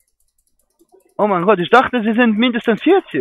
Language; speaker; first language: German; non-native, fluent; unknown